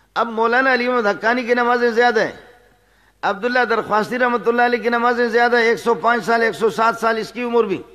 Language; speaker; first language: Urdu; non-native, local second language; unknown